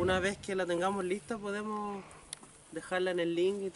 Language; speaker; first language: Spanish; native; Spanish